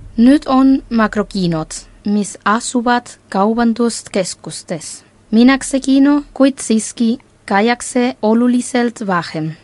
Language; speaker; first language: Estonian; non-native, fluent; Spanish